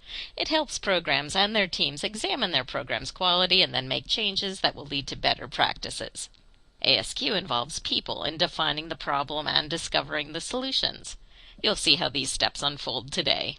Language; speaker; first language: English; native; English